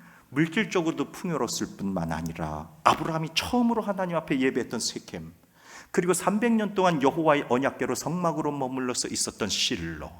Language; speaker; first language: Korean; native; Korean